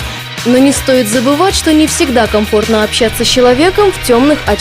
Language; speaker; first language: Russian; native; Russian